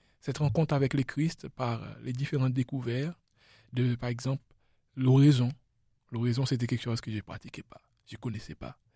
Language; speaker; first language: French; non-native, local second language; Seselwa Creole French